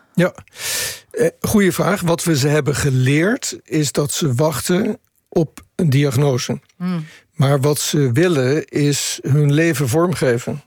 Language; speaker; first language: Dutch; native; Dutch